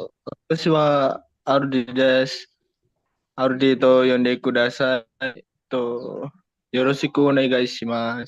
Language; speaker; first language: Japanese; non-native, learner; Indonesian